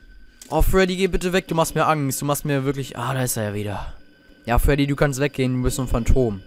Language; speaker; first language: German; native; German